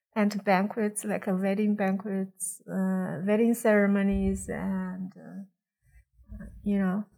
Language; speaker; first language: English; non-native, fluent; Chinese